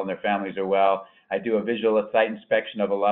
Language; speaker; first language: English; native; English